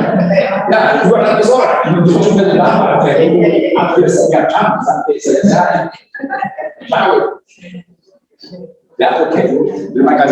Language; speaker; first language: Indonesian; non-native, learner; German